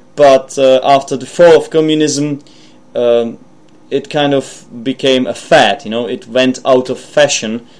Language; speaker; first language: English; non-native, fluent; Czech